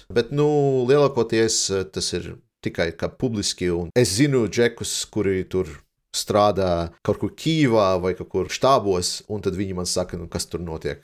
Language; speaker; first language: Latvian; non-native, local second language; Russian